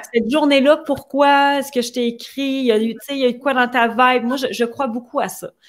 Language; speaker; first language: French; native; French